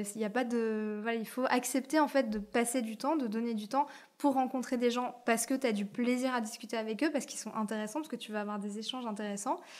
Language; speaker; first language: French; native; French